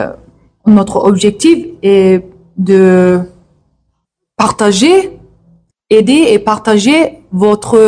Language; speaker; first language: French; non-native, learner; English